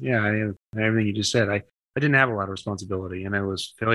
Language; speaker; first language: English; native; English